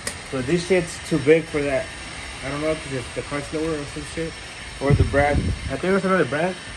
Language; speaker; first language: English; early bilingual, other home language; Spanish